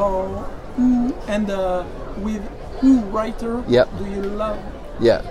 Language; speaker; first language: English; non-native, learner; French